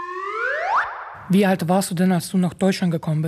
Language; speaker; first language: German; native; German